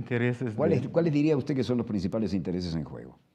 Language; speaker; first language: Spanish; native; Spanish